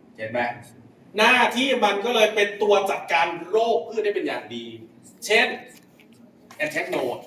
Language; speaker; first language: Thai; non-native, local second language; Lao